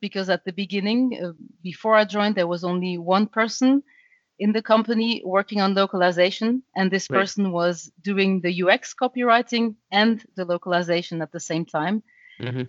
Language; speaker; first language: English; non-native, fluent; French